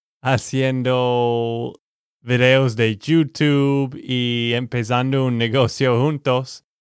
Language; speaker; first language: Spanish; non-native, learner; English